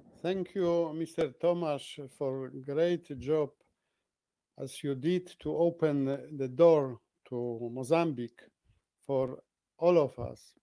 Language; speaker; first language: English; non-native, fluent; Polish